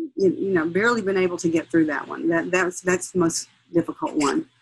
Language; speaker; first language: English; native; English